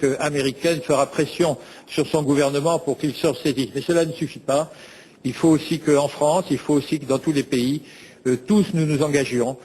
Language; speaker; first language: French; native; French